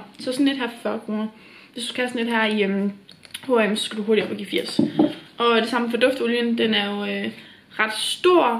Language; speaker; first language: Danish; native; Danish